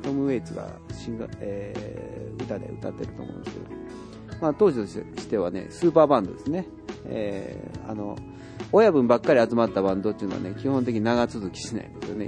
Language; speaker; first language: Japanese; native; Japanese